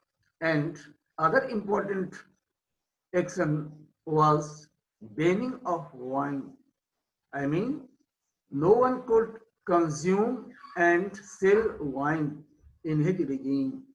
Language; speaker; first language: English; non-native, local second language; Hindi